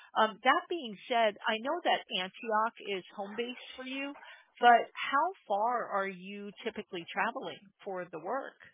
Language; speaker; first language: English; native; English